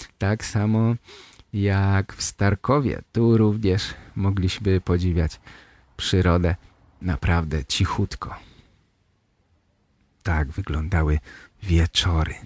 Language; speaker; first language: Polish; native; Polish